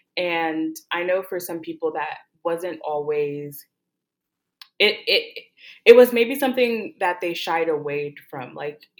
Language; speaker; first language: English; early bilingual, other home language; Haitian Creole